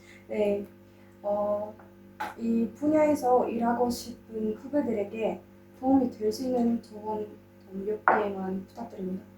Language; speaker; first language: Korean; non-native, learner; Kyrgyz